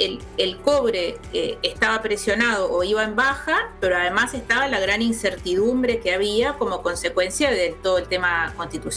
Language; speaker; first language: Spanish; native; Spanish